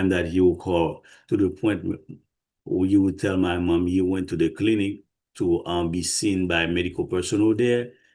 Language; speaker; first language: English; non-native, fluent; Haitian Creole